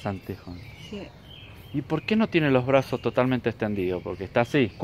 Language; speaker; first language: Spanish; native; Spanish